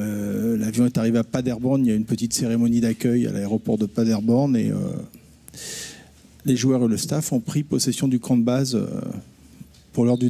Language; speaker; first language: French; native; French